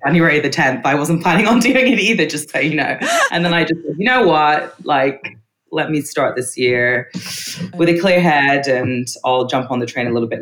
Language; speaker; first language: English; native; English